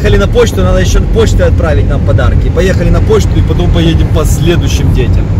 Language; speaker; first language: Russian; native; Russian